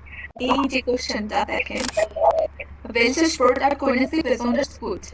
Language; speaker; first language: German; non-native, fluent; Bangla